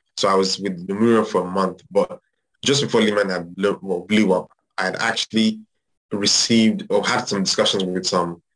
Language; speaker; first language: English; non-native, local second language; Yoruba